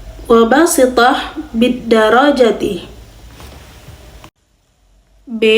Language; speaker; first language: Arabic; non-native, learner; Indonesian